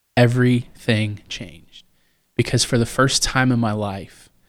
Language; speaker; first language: English; native; English